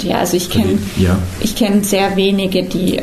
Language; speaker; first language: German; native; German